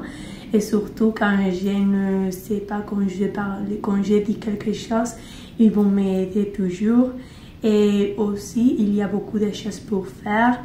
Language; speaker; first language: French; non-native, learner; Spanish